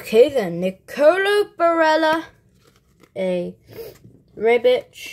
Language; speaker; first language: English; native; English